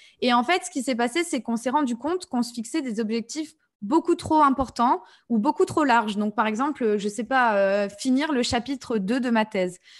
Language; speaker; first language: French; native; French